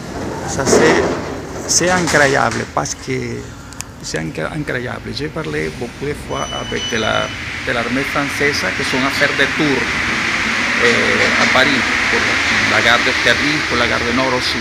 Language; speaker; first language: French; non-native, learner; Spanish